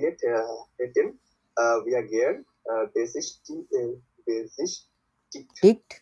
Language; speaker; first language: German; non-native, learner; Bangla